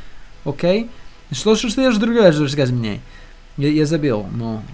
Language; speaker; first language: Russian; non-native, learner; English